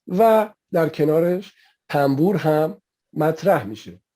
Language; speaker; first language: Persian; native; Persian